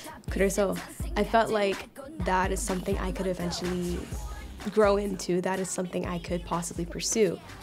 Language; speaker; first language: English; native; English